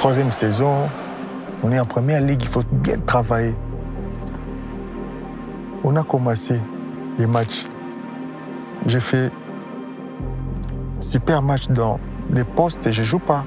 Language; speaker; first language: French; non-native, local second language; Lingala